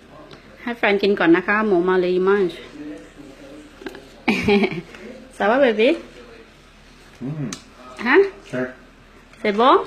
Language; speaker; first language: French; non-native, learner; Thai